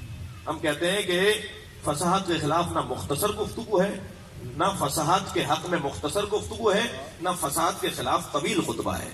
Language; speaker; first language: Urdu; native; Urdu